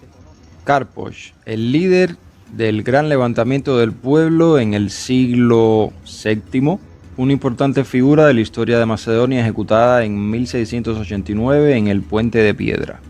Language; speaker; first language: Spanish; native; Spanish